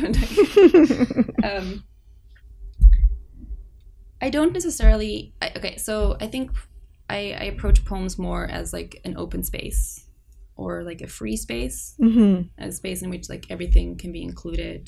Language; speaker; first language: English; non-native, local second language; Afrikaans